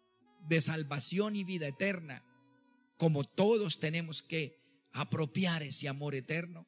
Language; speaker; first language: Spanish; native; Spanish